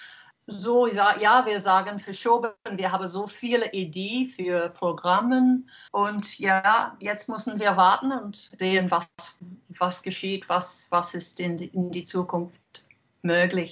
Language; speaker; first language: German; non-native, learner; English